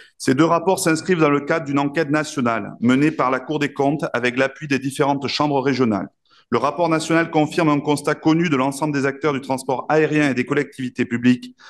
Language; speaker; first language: French; native; French